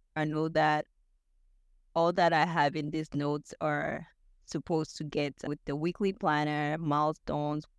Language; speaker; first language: English; non-native, local second language; Yoruba